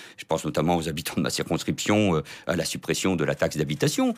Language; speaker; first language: French; early bilingual, other home language; Catalan